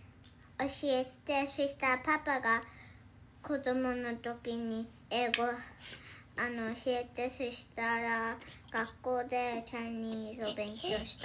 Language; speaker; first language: Japanese; early bilingual, heritage; Japanese